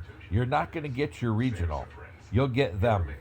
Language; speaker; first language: English; native; English